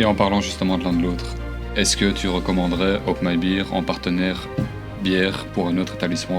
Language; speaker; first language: French; native; French